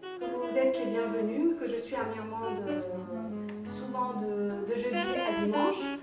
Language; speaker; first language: French; non-native, local second language; Arabic